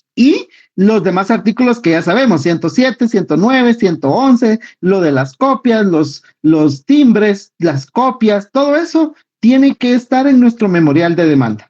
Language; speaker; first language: Spanish; native; Spanish